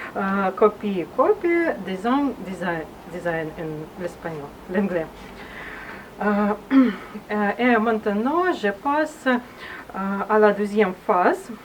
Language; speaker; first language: French; non-native, learner; Russian